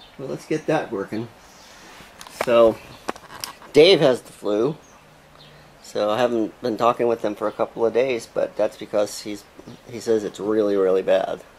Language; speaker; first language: English; native; English